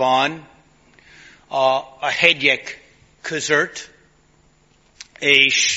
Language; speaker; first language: Hungarian; non-native, fluent; English